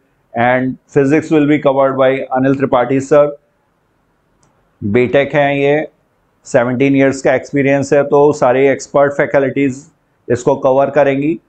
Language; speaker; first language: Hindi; native; Hindi